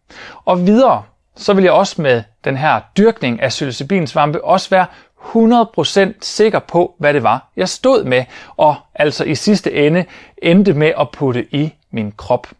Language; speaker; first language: Danish; native; Danish